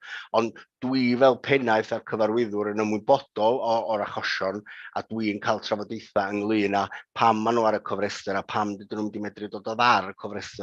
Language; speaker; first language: Welsh; native; Welsh